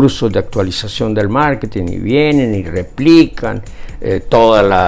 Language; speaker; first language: Spanish; native; Spanish